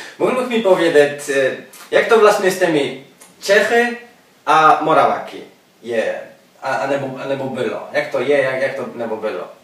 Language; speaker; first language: Czech; non-native, learner; Polish